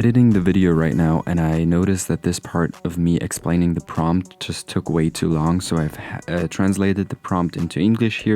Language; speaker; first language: English; non-native, fluent; German